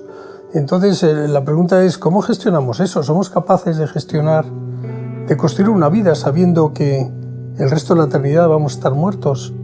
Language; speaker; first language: Spanish; native; Spanish